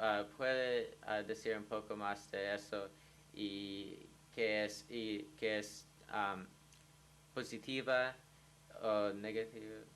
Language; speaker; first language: Spanish; non-native, learner; English